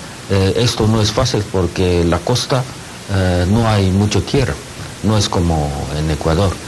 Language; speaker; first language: Spanish; non-native, learner; Japanese